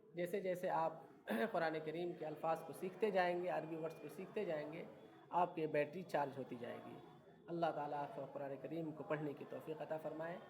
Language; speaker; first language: Urdu; native; Urdu